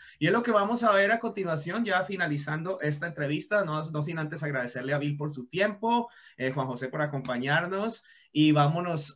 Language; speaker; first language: Spanish; native; Spanish